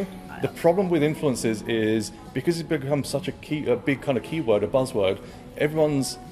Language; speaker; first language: English; native; English